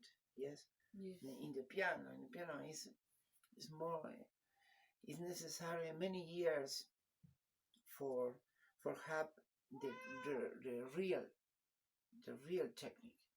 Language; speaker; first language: English; non-native, learner; Spanish